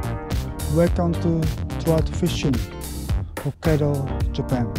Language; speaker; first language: English; non-native, learner; Japanese